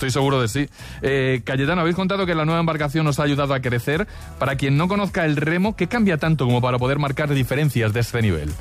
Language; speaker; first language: Spanish; native; Spanish